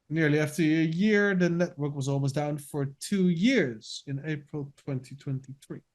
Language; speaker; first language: English; non-native, fluent; Dutch